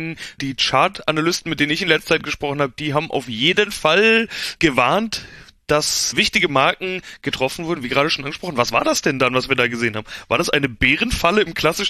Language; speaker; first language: German; native; German